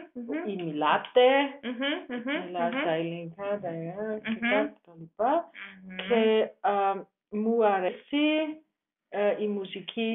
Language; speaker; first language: Greek; non-native, learner; German